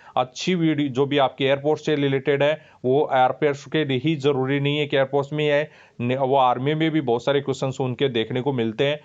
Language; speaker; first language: Hindi; native; Hindi